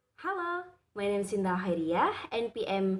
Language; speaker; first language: English; non-native, learner; Indonesian